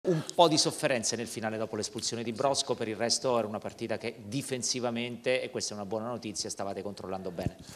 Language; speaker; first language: Italian; native; Italian